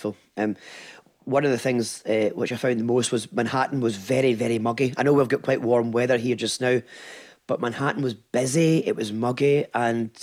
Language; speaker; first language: English; native; English